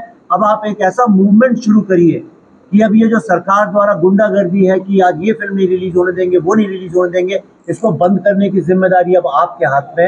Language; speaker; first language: Hindi; native; Hindi